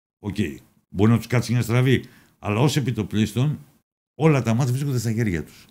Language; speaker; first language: Greek; native; Greek